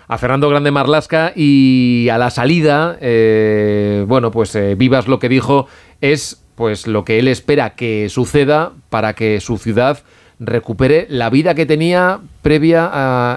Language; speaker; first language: Spanish; native; Spanish